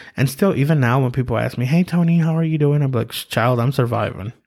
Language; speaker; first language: English; early bilingual, other home language; Spanish